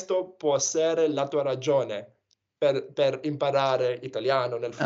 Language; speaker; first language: Italian; non-native, fluent; English